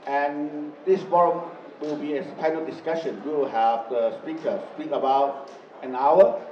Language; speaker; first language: English; non-native, learner; Chinese